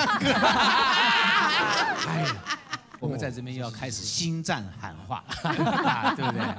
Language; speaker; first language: Chinese; native; Chinese